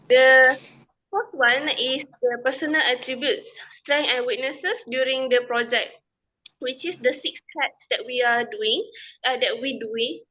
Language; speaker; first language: English; non-native, local second language; Malay